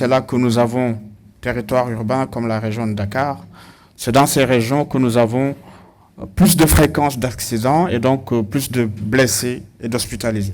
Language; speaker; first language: French; non-native, local second language; Wolof